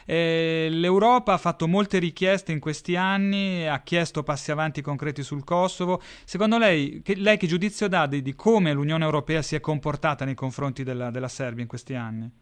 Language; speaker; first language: Italian; native; Italian